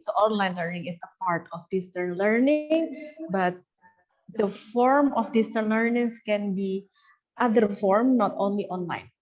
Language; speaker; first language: English; non-native, fluent; Indonesian